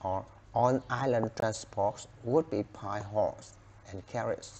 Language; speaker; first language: English; non-native, learner; Vietnamese